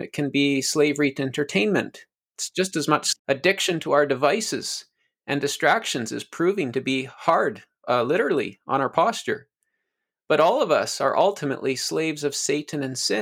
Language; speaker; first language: English; native; English